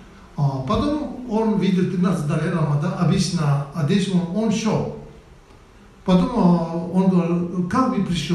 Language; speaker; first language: Russian; non-native, learner; Tibetan